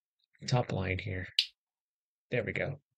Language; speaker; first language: English; native; English